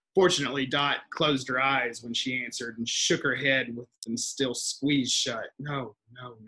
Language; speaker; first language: English; native; English